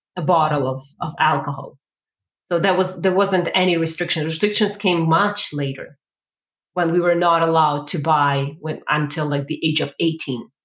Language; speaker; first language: English; non-native, fluent; Ukrainian